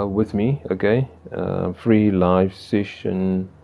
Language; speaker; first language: English; non-native, local second language; Afrikaans